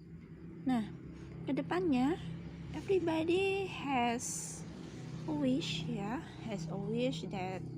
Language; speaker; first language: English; non-native, fluent; Indonesian